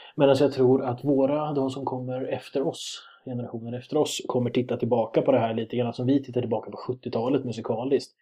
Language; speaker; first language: Swedish; native; Swedish